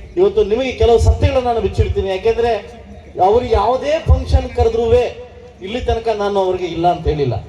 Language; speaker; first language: Kannada; native; Kannada